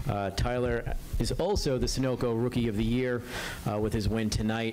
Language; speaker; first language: English; native; English